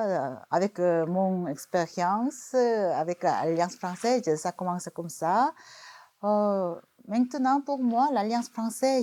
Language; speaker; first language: French; non-native, fluent; Korean